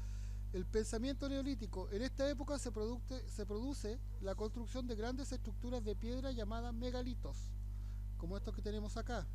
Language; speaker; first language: Spanish; native; Spanish